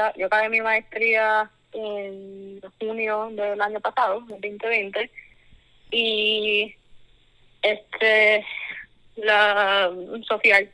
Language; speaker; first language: Spanish; native; Spanish